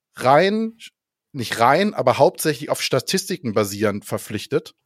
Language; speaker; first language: German; non-native, fluent; Danish